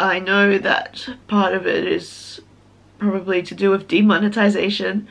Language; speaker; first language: English; native; English